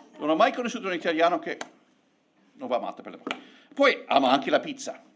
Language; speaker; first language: Italian; non-native, fluent; English